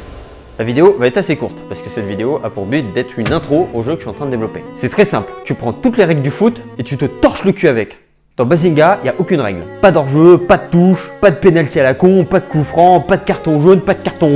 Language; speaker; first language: French; native; French